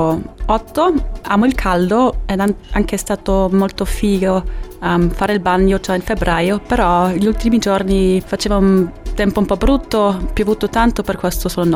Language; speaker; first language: Italian; non-native, fluent; German